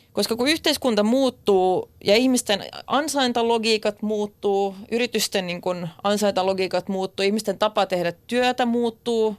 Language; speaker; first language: Finnish; non-native, local second language; Swedish